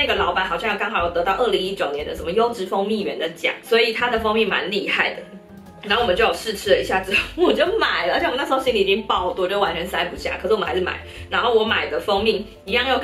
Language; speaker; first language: Chinese; native; Chinese